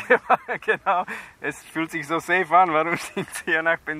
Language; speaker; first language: German; non-native, fluent; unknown